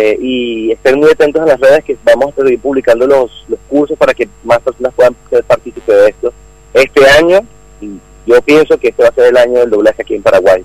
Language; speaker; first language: Spanish; native; Spanish